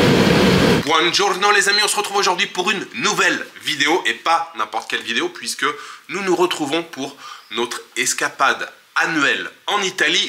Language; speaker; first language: French; native; French